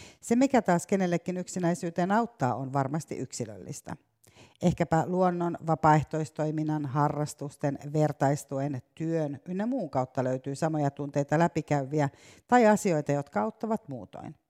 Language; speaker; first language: Finnish; native; Finnish